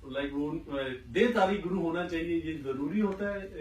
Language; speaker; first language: Hindi; non-native, local second language; Punjabi